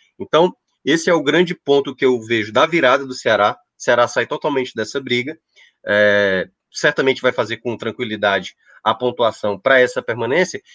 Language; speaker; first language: Portuguese; native; Portuguese